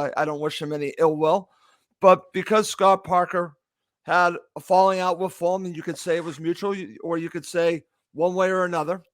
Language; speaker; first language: English; native; English